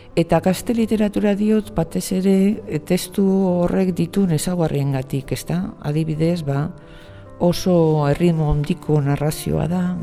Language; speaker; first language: Basque; non-native, local second language; Spanish